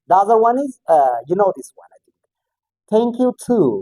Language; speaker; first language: English; non-native, local second language; Amharic